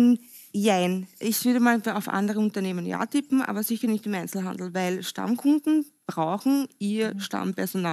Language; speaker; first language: German; native; German